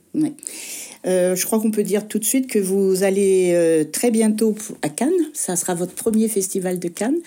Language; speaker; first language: French; native; French